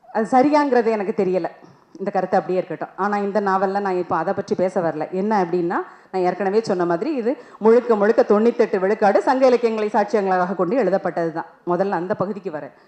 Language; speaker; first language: Tamil; native; Tamil